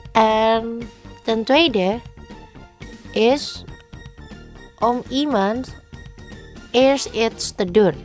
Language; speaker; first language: Dutch; non-native, learner; Indonesian